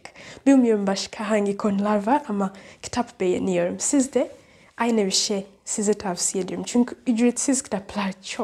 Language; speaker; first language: Turkish; non-native, learner; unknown